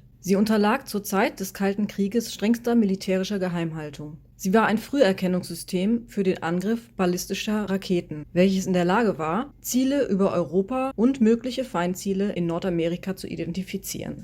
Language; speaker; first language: German; native; German